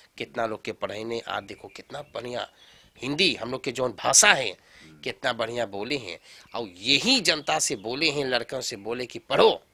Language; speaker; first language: Hindi; early bilingual, heritage; Hindi